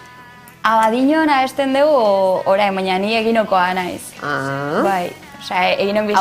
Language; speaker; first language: Basque; non-native, local second language; Spanish